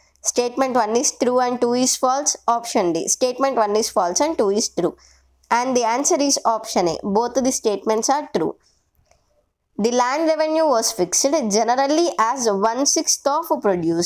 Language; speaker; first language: English; non-native, local second language; Telugu